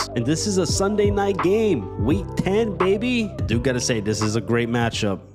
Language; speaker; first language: English; native; English